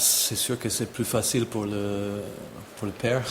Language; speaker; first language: French; non-native, fluent; English